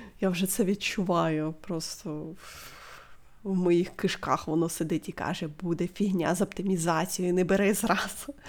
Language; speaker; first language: Ukrainian; non-native, local second language; Russian